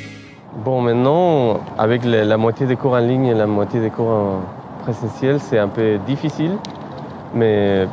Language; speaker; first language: French; non-native, fluent; Italian